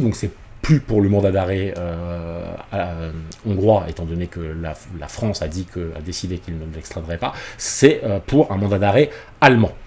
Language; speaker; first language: French; native; French